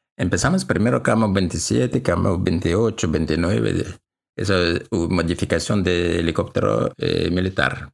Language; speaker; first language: Spanish; non-native, learner; Russian